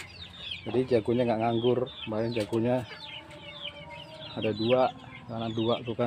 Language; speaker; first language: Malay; non-native, local second language; Javanese